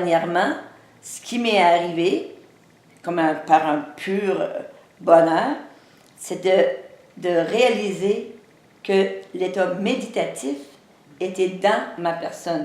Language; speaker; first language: French; native; French